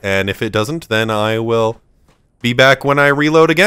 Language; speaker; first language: English; native; English